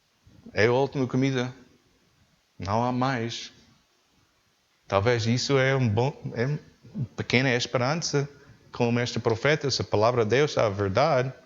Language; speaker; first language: Portuguese; non-native, learner; English